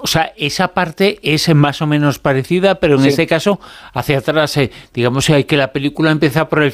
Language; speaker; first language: Spanish; native; Spanish